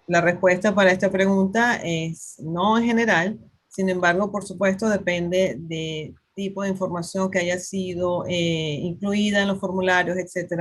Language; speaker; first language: Spanish; native; Spanish